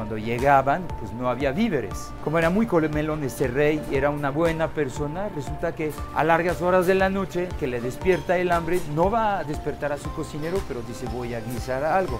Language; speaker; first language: Spanish; non-native, fluent; French